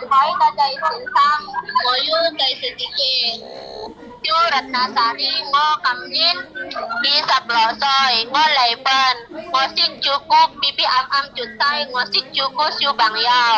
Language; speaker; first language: Cantonese; non-native, learner; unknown